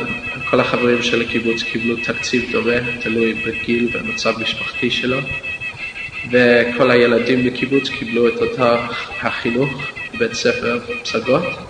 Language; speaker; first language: Hebrew; non-native, fluent; English